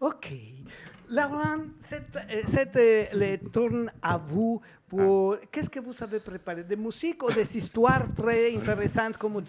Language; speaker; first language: French; non-native, fluent; Spanish